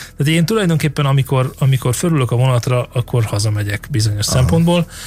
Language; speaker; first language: Hungarian; native; Hungarian